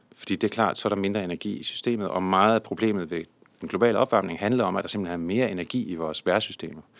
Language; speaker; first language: Danish; early bilingual, other home language; English